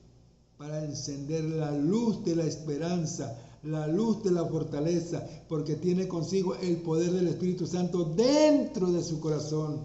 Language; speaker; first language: Spanish; native; Spanish